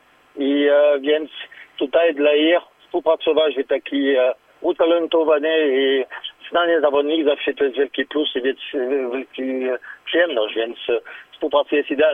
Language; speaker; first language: Polish; non-native, learner; French